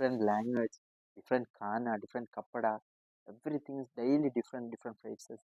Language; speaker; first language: Hindi; non-native, local second language; Malayalam